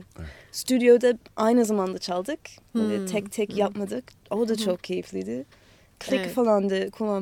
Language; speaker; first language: Turkish; non-native, fluent; English